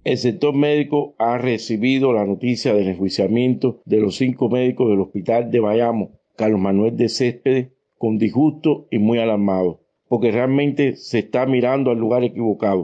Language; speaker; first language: Spanish; native; Spanish